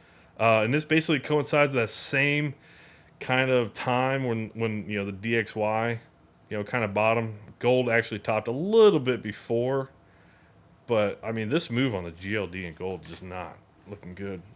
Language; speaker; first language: English; native; English